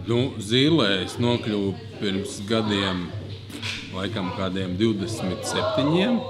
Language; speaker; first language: Latvian; native; Latvian